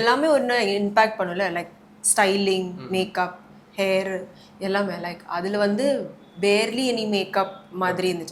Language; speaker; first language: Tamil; early bilingual, heritage; Tamil